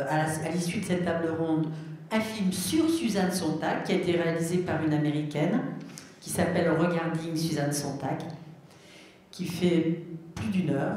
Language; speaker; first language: French; native; French